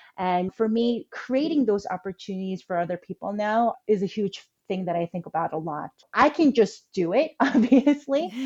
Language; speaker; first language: English; early bilingual, other home language; Korean